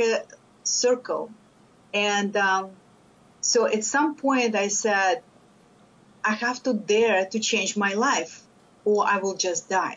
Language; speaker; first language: English; non-native, fluent; Lithuanian